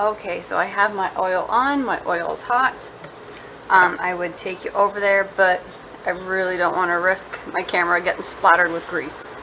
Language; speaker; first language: English; native; English